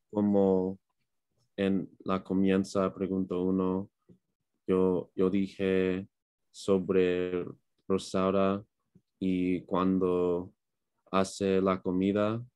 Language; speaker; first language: Spanish; non-native, learner; English